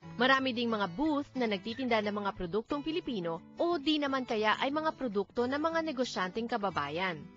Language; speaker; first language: Filipino; native; Filipino